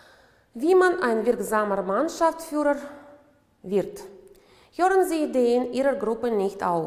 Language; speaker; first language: German; non-native, fluent; Uzbek